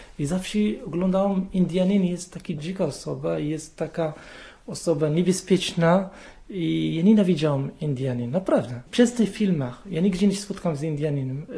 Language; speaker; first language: Polish; non-native, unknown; Arabic